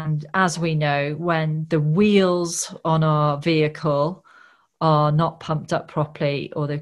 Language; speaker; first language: English; native; English